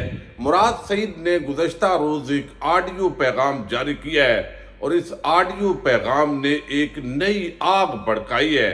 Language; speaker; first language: Urdu; native; Urdu